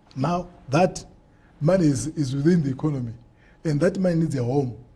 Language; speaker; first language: English; non-native, local second language; Shona